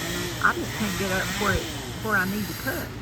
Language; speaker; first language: English; native; English